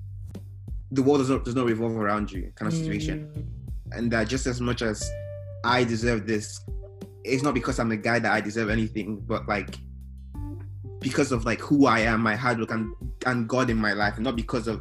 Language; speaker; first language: English; non-native, local second language; Igbo